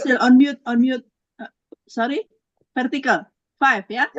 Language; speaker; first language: English; non-native, learner; Indonesian